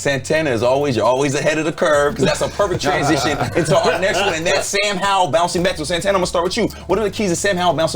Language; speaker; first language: English; native; English